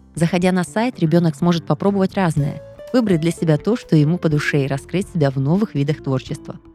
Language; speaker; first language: Russian; native; Russian